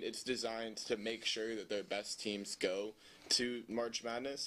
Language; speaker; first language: English; native; English